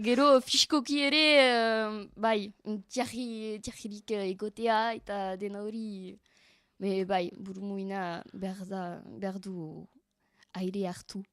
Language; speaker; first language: Basque; non-native, learner; French